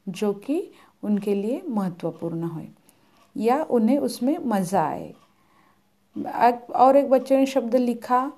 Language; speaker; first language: Hindi; non-native, local second language; Marathi